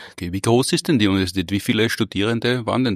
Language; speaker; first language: German; native; German